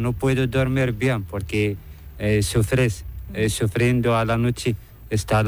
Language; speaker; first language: Spanish; non-native, learner; Arabic